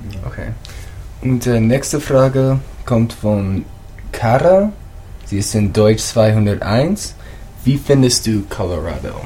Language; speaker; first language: German; non-native, learner; English